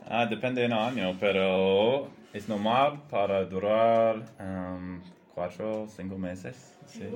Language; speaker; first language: Spanish; non-native, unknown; English